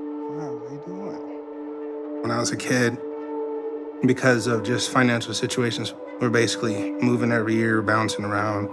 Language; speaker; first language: English; early bilingual, other home language; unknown